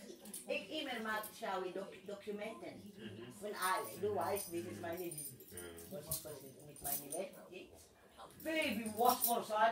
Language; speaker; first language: German; non-native, learner; Filipino